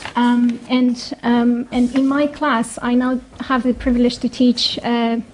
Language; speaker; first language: English; non-native, fluent; Greek